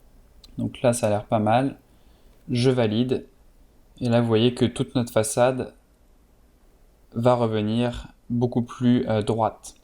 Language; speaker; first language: French; native; French